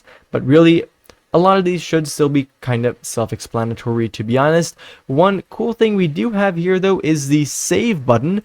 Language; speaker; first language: English; non-native, fluent; Dutch